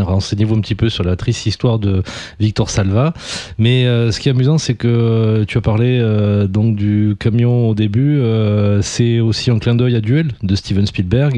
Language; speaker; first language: French; native; French